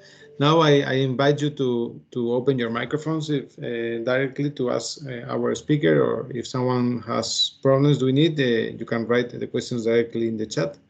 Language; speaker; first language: English; non-native, fluent; Spanish